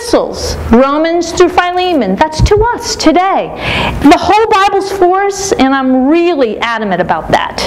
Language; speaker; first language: English; native; English